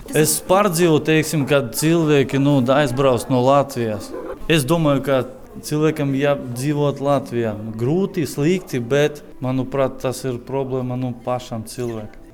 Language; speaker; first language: Latvian; non-native, local second language; Russian